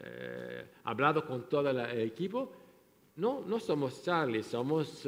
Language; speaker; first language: Spanish; non-native, fluent; French